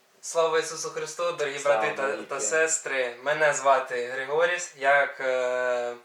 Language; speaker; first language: Ukrainian; non-native, local second language; Russian